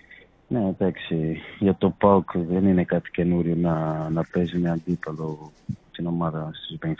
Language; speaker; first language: Greek; non-native, fluent; Portuguese